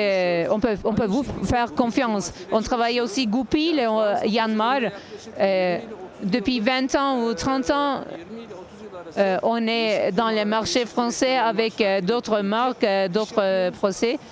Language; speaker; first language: French; non-native, learner; Turkish